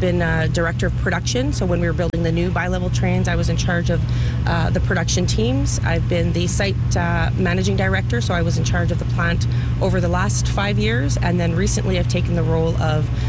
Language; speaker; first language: English; native; English